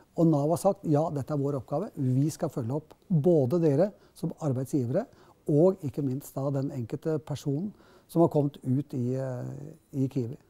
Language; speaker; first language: Norwegian; native; Norwegian